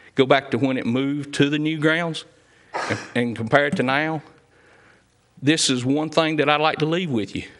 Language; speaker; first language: English; native; English